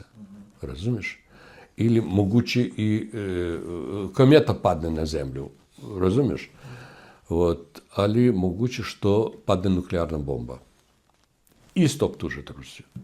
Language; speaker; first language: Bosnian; non-native, fluent; Russian